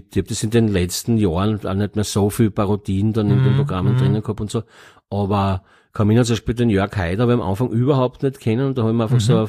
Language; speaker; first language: German; native; German